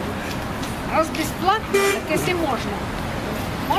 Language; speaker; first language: Russian; native; Russian